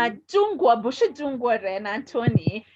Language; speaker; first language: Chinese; non-native, fluent; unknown